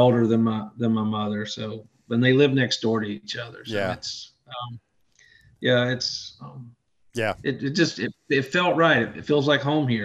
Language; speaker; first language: English; native; English